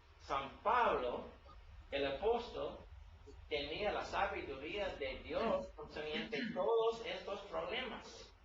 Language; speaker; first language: Spanish; non-native, learner; English